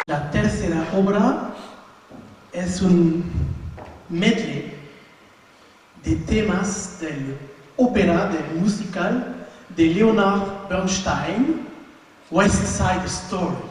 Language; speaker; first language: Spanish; non-native, learner; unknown